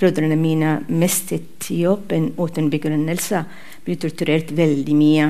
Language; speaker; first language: Norwegian; non-native, fluent; Arabic